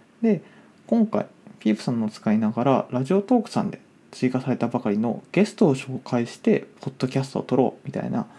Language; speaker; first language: Japanese; native; Japanese